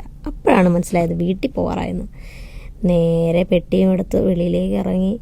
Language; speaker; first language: Malayalam; native; Malayalam